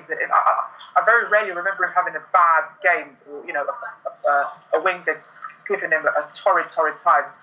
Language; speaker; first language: English; native; English